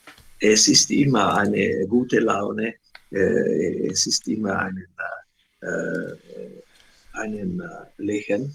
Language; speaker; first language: German; non-native, learner; Slovak